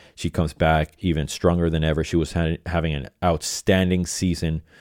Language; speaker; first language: English; non-native, fluent; Spanish